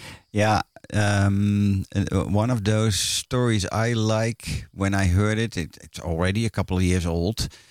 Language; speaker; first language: English; non-native, fluent; Dutch